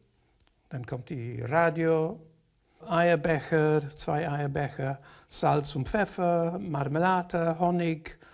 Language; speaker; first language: German; non-native, fluent; English